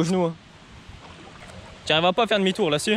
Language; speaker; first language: French; native; French